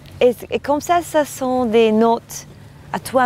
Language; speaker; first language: French; non-native, learner; German